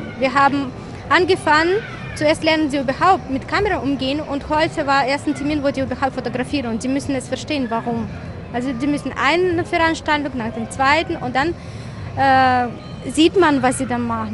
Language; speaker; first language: German; non-native, fluent; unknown